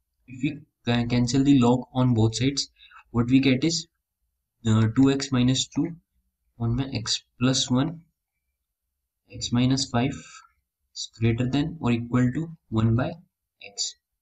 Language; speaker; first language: English; non-native, local second language; Hindi